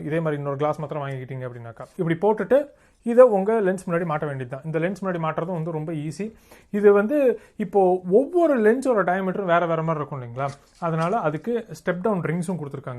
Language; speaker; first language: Tamil; native; Tamil